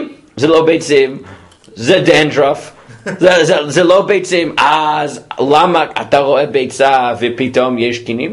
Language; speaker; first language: Hebrew; non-native, fluent; English